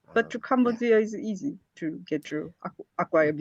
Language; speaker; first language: English; non-native, learner; Japanese